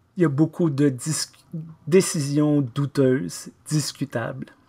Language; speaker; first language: French; native; French